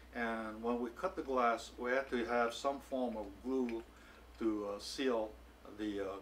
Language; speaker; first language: English; native; English